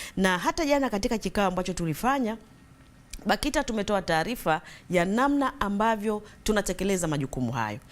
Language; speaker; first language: Swahili; native; Swahili